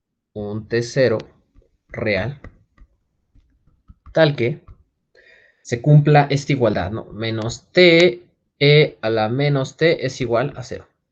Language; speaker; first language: Spanish; native; Spanish